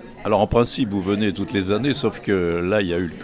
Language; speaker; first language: French; native; French